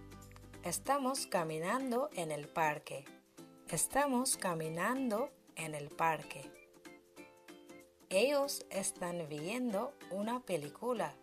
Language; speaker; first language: Spanish; non-native, fluent; Bangla